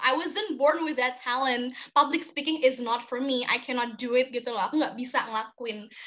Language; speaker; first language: English; non-native, fluent; Indonesian